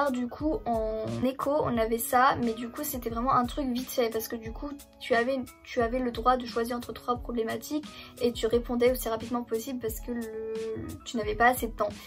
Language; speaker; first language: French; early bilingual, other home language; German